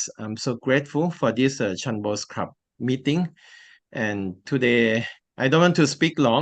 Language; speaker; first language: English; non-native, learner; Thai